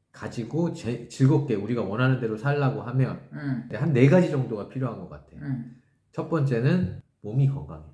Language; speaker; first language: Korean; native; Korean